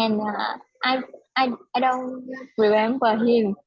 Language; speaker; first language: English; non-native, learner; Vietnamese